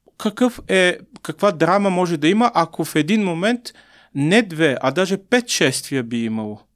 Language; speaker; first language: Bulgarian; native; Bulgarian